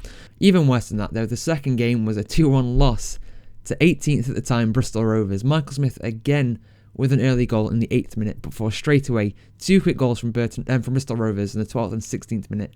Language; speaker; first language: English; native; English